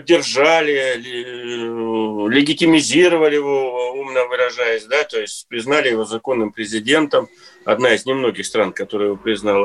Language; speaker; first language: Russian; native; Russian